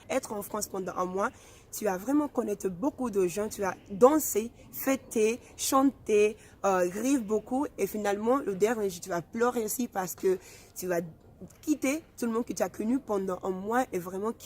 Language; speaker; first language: French; non-native, fluent; Spanish